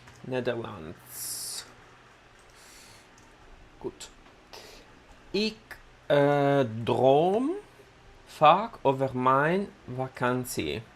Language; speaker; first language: Dutch; non-native, learner; Italian